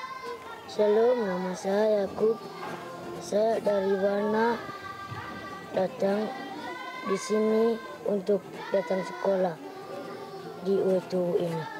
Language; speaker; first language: Indonesian; non-native, local second language; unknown